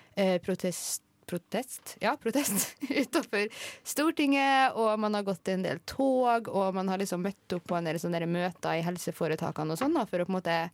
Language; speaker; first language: Norwegian; native; Norwegian